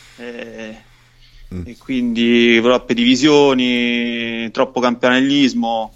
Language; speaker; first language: Italian; native; Italian